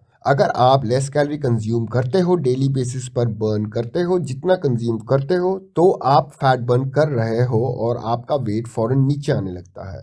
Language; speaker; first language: Hindi; native; Hindi